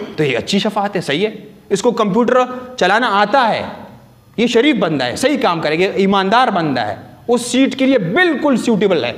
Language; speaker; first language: Urdu; non-native, local second language; Pashto